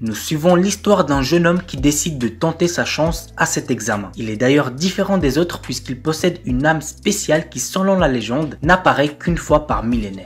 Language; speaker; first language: French; native; French